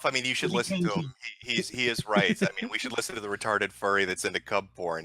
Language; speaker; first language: English; native; English